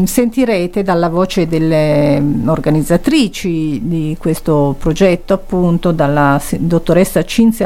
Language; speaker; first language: Italian; native; Italian